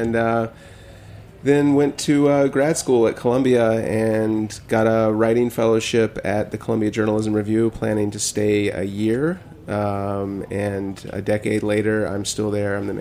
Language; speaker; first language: English; native; English